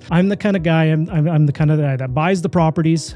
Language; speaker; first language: English; native; English